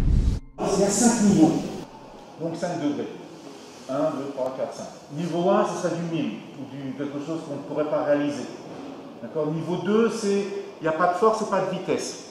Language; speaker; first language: French; native; French